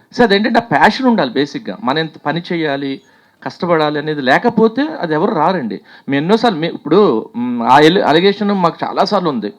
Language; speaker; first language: Telugu; native; Telugu